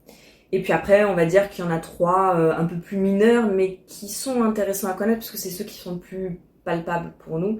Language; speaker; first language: French; native; French